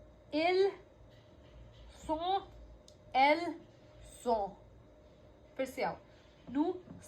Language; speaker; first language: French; non-native, learner; Hindi